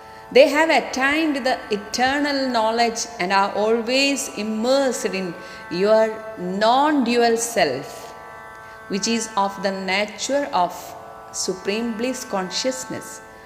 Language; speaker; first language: English; non-native, local second language; Malayalam